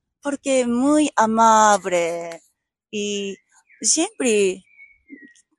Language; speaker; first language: Spanish; non-native, learner; Japanese